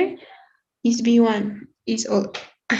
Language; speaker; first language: English; non-native, learner; Spanish